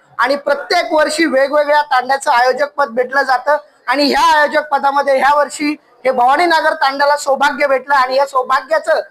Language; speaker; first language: Marathi; non-native, local second language; Lambadi